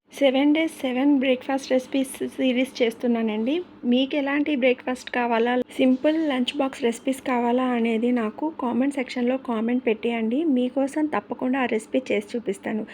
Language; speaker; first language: Telugu; native; Telugu